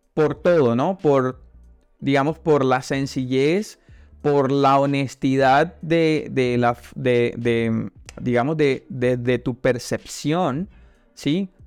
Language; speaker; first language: Spanish; native; Spanish